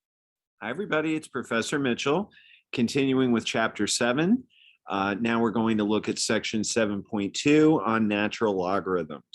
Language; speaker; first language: English; native; English